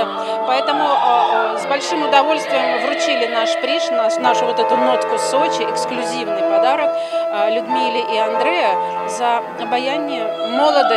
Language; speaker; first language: Russian; native; Russian